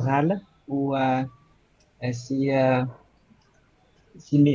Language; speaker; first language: French; non-native, learner; Vietnamese